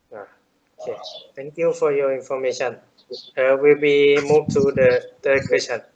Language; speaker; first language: English; non-native, learner; Thai